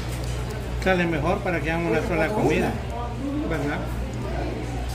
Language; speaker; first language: Spanish; native; Spanish